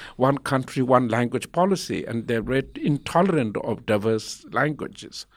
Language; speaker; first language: English; non-native, local second language; Tibetan